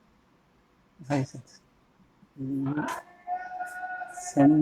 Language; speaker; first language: Japanese; non-native, learner; Hindi